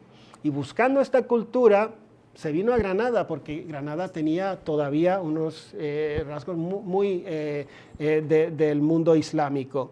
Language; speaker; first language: Spanish; non-native, fluent; Swedish